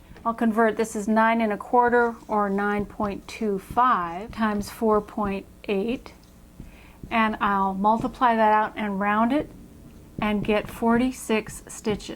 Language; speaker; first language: English; native; English